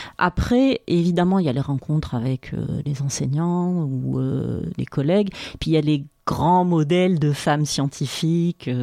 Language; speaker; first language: French; non-native, local second language; Arabic